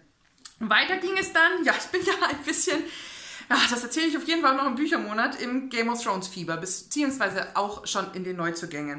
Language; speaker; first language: German; native; German